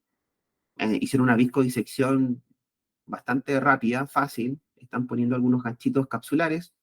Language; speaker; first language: Spanish; native; Spanish